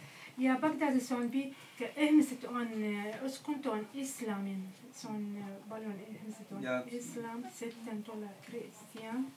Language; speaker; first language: Finnish; non-native, learner; Arabic